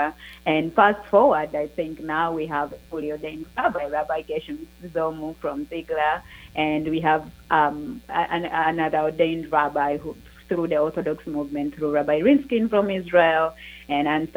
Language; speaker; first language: English; non-native, local second language; Ganda